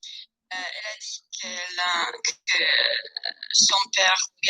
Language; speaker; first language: French; non-native, learner; English